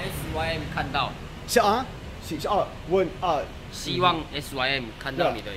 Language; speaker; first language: Chinese; native; Chinese